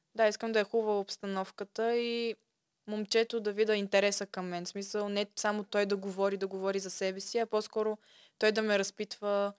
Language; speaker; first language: Bulgarian; early bilingual, other home language; Russian